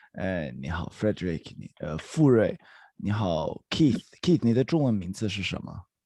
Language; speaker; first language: Chinese; non-native, fluent; English